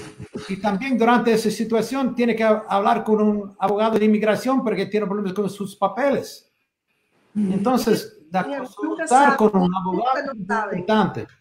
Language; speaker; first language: Spanish; non-native, fluent; English